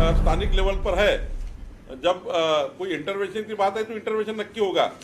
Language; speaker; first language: Hindi; non-native, local second language; Marathi